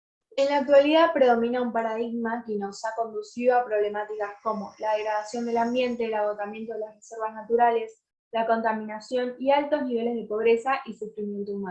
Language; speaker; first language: Spanish; native; Spanish